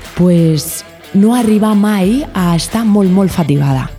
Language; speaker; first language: Catalan; native; Catalan